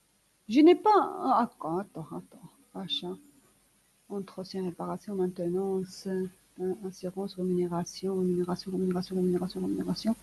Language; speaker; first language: French; non-native, local second language; Arabic